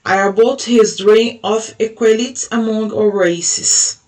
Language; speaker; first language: English; non-native, learner; Portuguese